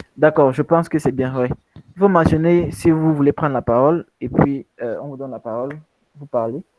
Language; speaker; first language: French; non-native, local second language; English